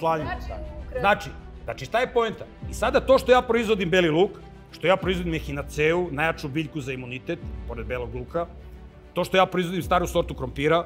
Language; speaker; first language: Serbian; native; Serbian